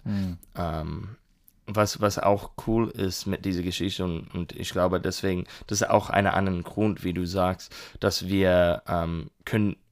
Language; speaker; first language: German; non-native, learner; English